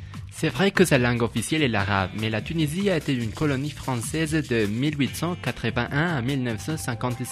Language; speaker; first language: French; non-native, learner; Spanish